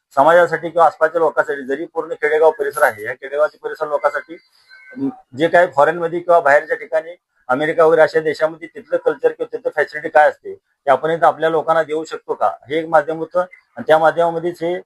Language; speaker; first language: Marathi; native; Marathi